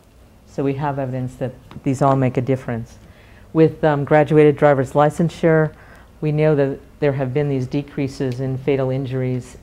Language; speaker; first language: English; native; English